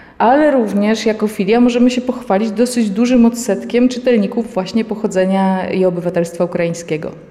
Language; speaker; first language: Polish; native; Polish